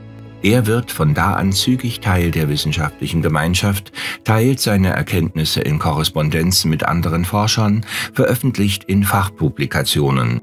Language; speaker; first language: German; native; German